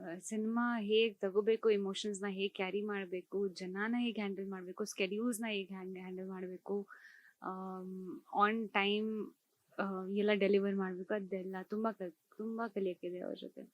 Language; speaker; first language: Kannada; non-native, local second language; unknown